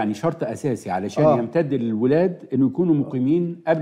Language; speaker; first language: Arabic; native; Arabic